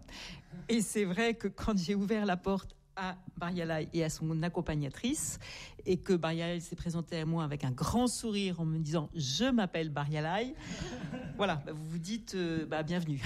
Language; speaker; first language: French; native; French